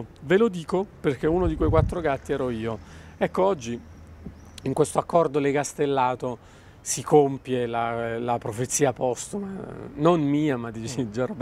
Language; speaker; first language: Italian; native; Italian